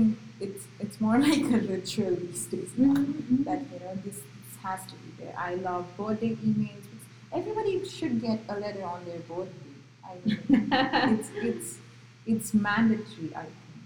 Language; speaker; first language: English; non-native, local second language; Marathi